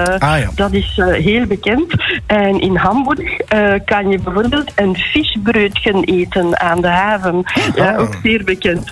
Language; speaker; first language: Dutch; non-native, fluent; German